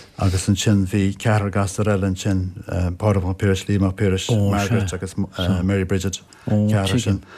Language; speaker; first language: Irish; non-native, local second language; English